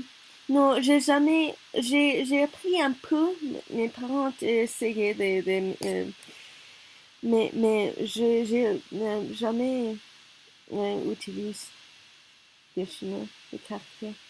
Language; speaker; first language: French; non-native, learner; Korean